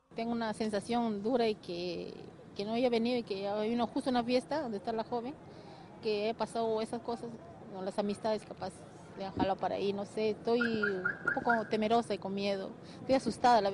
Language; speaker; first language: Spanish; native; Spanish